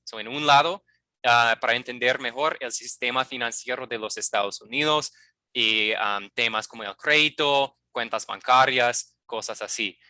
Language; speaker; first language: Spanish; non-native, fluent; English